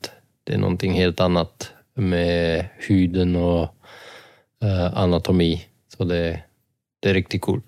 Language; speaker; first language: Swedish; non-native, fluent; Dutch